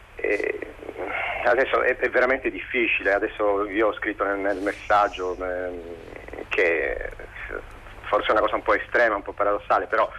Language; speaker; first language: Italian; native; Italian